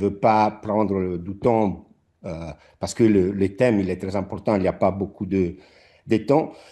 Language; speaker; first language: French; non-native, fluent; Italian